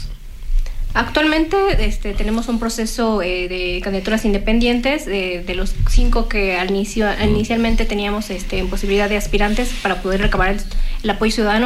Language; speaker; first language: Spanish; native; Spanish